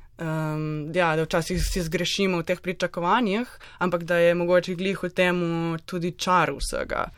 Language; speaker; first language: Slovenian; native; Slovenian